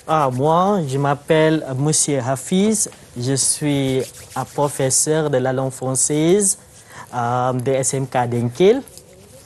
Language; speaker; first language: French; non-native, fluent; Malay